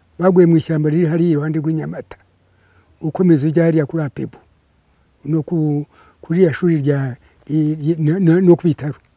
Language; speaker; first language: Kinyarwanda; native; Kinyarwanda